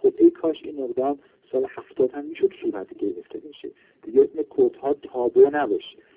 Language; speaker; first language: Persian; non-native, local second language; Kurdish